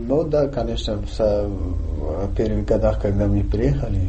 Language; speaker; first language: Russian; non-native, local second language; Persian